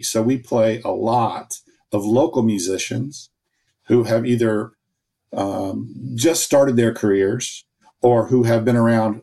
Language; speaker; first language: English; native; English